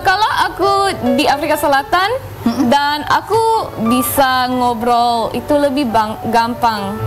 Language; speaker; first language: Indonesian; non-native, learner; English